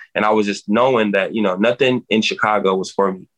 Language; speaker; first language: English; native; English